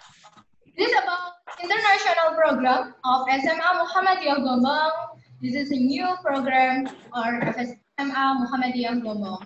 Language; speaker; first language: English; non-native, learner; Indonesian